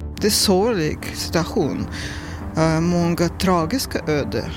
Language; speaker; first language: Swedish; non-native, learner; Russian